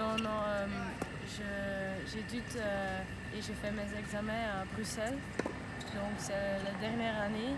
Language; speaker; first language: French; non-native, local second language; Dutch